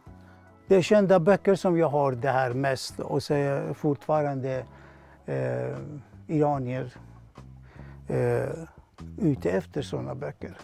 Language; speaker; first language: Swedish; non-native, fluent; Persian